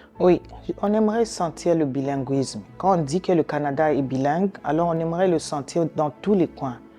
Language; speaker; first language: French; non-native, local second language; Lingala